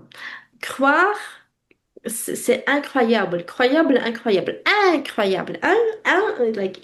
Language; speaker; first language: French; non-native, fluent; Russian